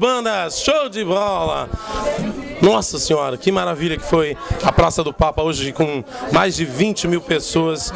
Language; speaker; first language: Portuguese; native; Portuguese